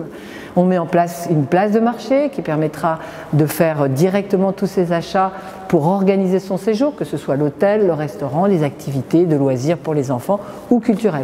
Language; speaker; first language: French; native; French